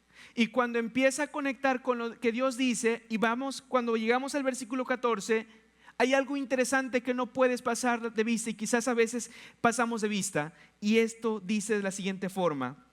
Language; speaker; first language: Spanish; native; Spanish